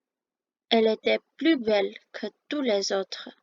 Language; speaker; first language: French; non-native, fluent; Armenian